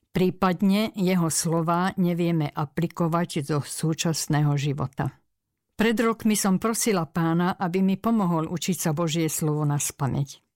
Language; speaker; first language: Slovak; early bilingual, other home language; Hungarian